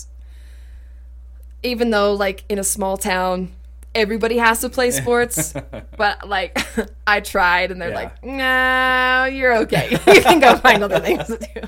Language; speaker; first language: English; native; English